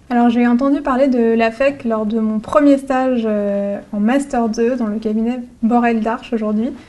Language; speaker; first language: French; native; French